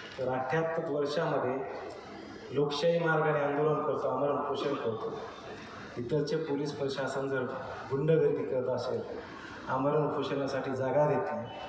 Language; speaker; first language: Marathi; non-native, local second language; Lambadi